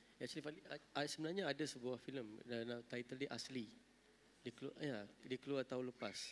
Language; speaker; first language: Malay; non-native, local second language; Tamil